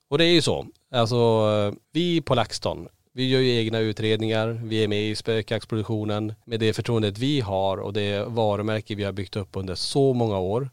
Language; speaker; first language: Swedish; native; Swedish